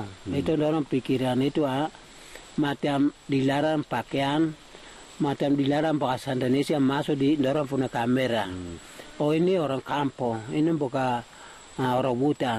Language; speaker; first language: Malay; non-native, local second language; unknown